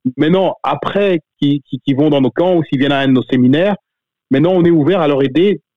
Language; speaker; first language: French; native; French